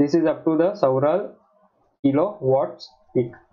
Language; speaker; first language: English; non-native, local second language; Gujarati